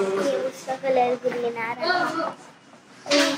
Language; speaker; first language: Hindi; non-native, local second language; Marathi